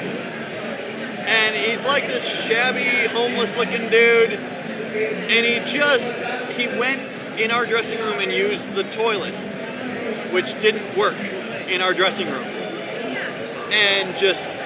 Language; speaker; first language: English; native; English